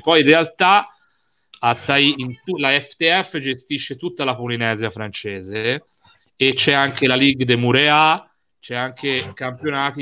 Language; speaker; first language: Italian; native; Italian